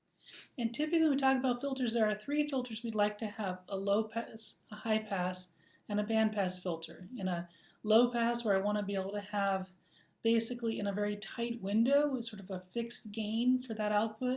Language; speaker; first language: English; native; English